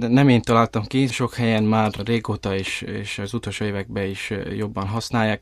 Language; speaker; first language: Hungarian; early bilingual, heritage; Italian